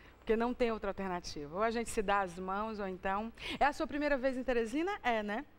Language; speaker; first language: Portuguese; native; Portuguese